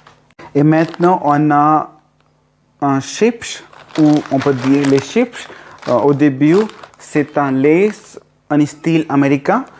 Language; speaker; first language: French; non-native, learner; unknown